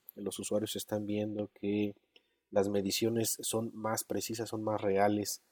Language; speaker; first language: Spanish; native; Spanish